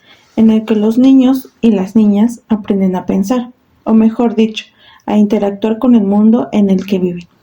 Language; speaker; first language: Spanish; native; Spanish